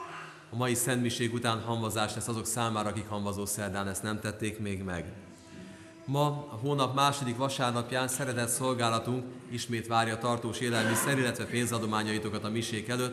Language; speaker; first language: Hungarian; native; Hungarian